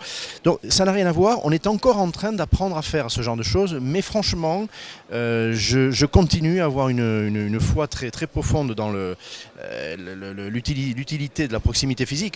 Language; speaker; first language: French; native; French